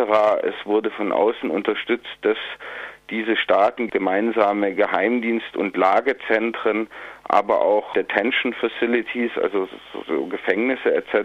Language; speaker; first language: German; native; German